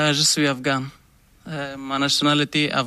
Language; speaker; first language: French; non-native, learner; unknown